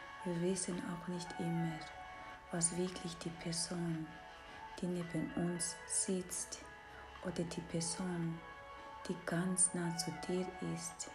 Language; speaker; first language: German; non-native, fluent; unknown